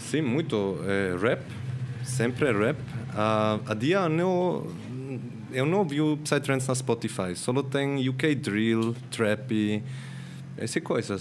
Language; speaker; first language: Portuguese; non-native, learner; Swiss German